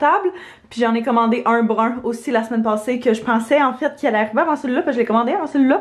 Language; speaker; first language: French; native; French